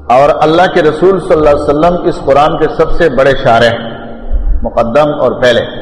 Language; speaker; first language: Urdu; non-native, local second language; Pashto